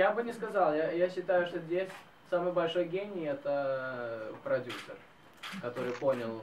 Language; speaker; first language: Russian; early bilingual, heritage; Russian